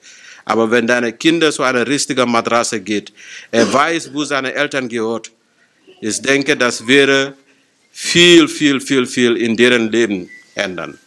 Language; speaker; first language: German; non-native, fluent; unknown